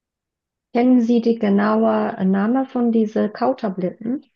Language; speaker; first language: German; non-native, learner; Turkish